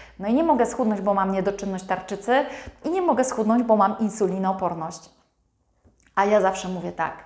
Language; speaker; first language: Polish; native; Polish